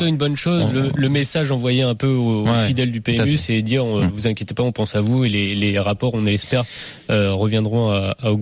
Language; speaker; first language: French; native; French